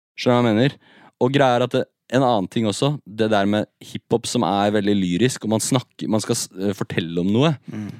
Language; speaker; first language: Norwegian; native; Norwegian